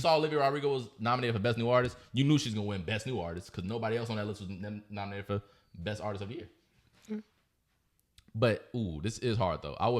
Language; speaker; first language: English; native; English